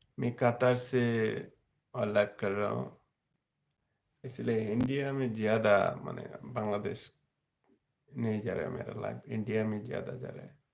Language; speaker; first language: Hindi; non-native, learner; Bangla